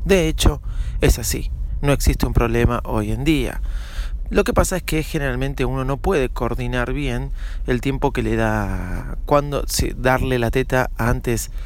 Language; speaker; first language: Spanish; native; Spanish